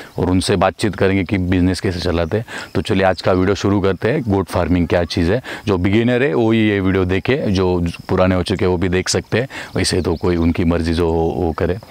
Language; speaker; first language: Hindi; non-native, local second language; Marathi